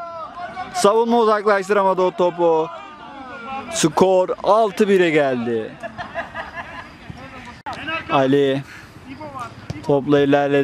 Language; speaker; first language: Turkish; native; Turkish